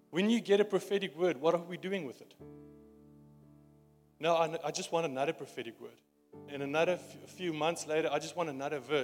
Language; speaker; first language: English; non-native, local second language; Afrikaans